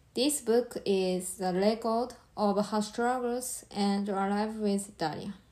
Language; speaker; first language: English; non-native, learner; Japanese